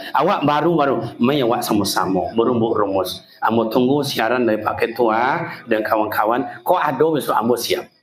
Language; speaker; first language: Malay; native; Malay